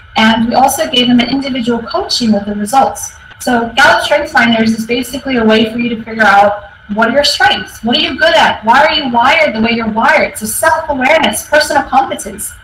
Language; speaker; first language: English; native; English